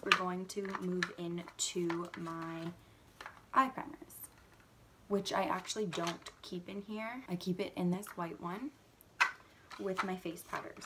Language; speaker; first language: English; native; English